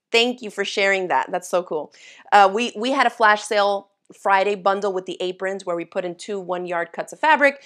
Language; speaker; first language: English; native; English